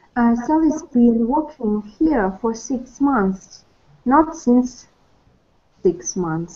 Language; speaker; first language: English; non-native, learner; Russian